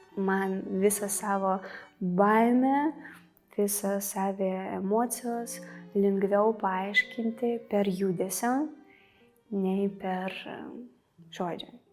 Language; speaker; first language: Lithuanian; non-native, fluent; Russian